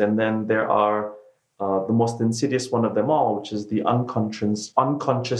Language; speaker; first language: English; native; English